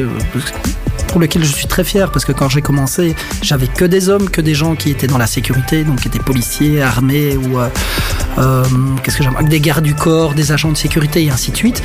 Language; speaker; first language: French; native; French